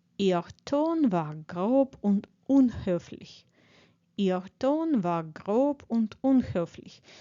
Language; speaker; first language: German; non-native, fluent; Ukrainian